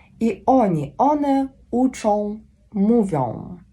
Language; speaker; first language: Polish; non-native, fluent; Ukrainian